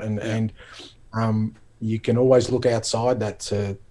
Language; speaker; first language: English; native; English